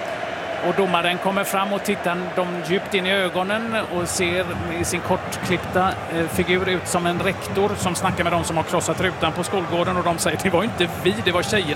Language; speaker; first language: Swedish; native; Swedish